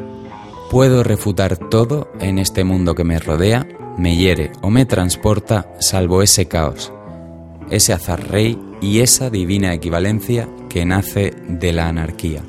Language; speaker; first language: Spanish; native; Spanish